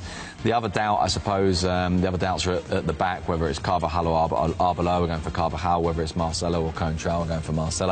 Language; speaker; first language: English; native; English